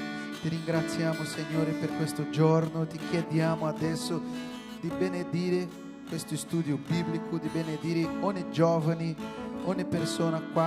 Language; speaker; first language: Italian; non-native, fluent; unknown